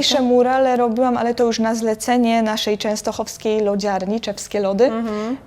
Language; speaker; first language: Polish; native; Polish